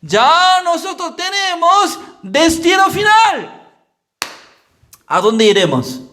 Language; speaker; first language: Spanish; non-native, learner; Korean